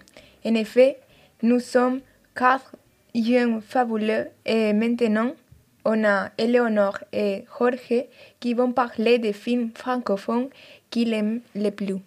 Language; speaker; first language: French; non-native, fluent; Spanish